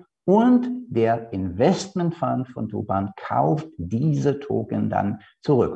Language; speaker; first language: German; native; German